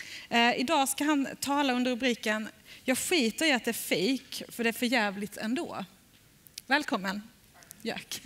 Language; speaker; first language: Swedish; native; Swedish